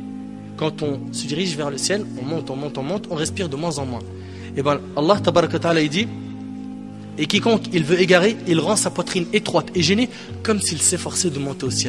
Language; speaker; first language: French; native; French